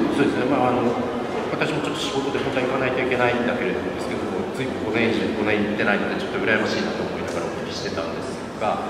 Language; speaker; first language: Japanese; native; Japanese